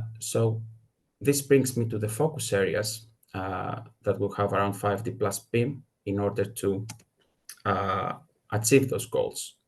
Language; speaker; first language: English; non-native, fluent; Greek